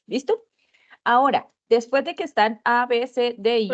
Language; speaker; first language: Spanish; native; Spanish